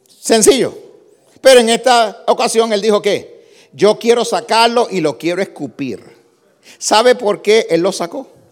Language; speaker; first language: Spanish; early bilingual, heritage; Spanish